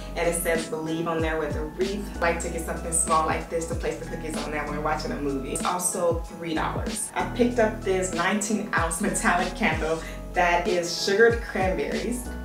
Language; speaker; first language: English; native; English